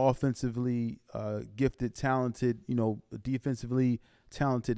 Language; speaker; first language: English; native; English